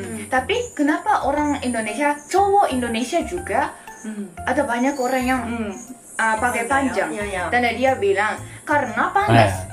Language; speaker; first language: Indonesian; non-native, fluent; Japanese